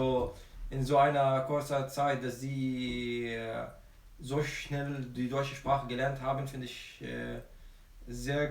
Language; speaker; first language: German; non-native, fluent; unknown